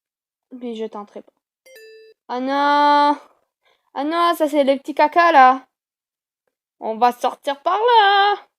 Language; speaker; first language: French; native; French